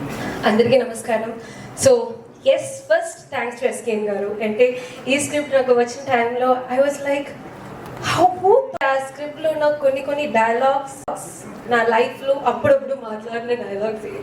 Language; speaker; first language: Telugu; non-native, fluent; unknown